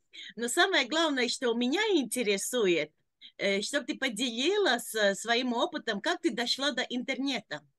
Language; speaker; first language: Russian; non-native, local second language; Latvian